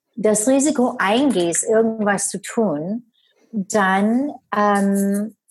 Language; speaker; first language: German; non-native, fluent; English